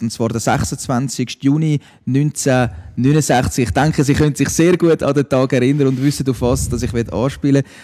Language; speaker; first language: German; native; German